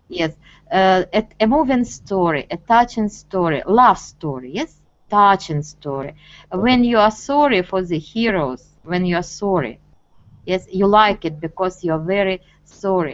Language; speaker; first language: English; non-native, fluent; Russian